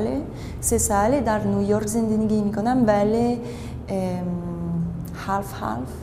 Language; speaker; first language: Persian; non-native, learner; French